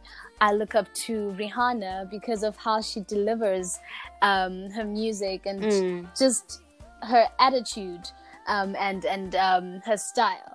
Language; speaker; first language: English; non-native, local second language; Zulu